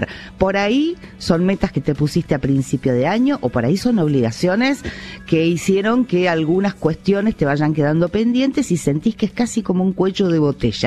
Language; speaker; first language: Spanish; native; Spanish